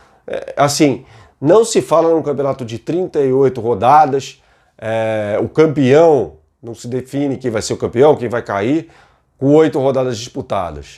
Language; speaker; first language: Portuguese; native; Portuguese